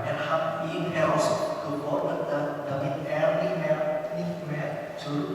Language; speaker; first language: German; non-native, learner; Indonesian